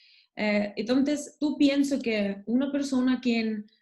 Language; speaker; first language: Spanish; non-native, learner; Russian